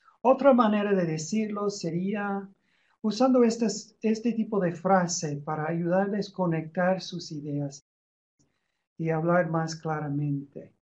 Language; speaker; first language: Spanish; non-native, fluent; English